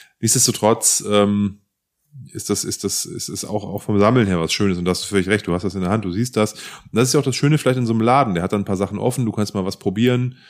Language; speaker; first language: German; native; German